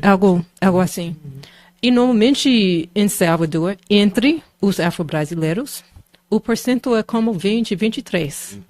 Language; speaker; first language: Portuguese; non-native, fluent; English